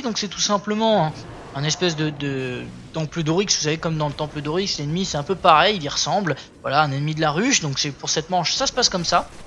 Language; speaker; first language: French; native; French